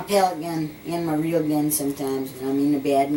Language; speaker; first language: English; native; English